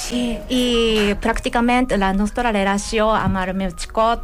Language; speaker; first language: Catalan; non-native, learner; Japanese